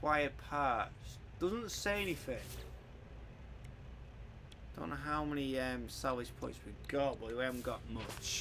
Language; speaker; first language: English; native; English